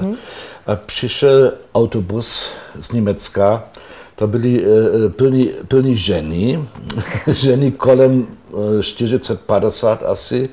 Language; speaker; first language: Czech; non-native, fluent; German